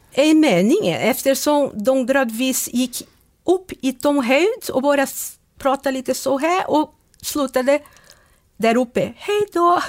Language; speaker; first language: Swedish; non-native, fluent; Portuguese